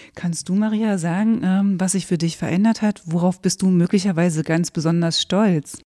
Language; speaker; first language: German; native; German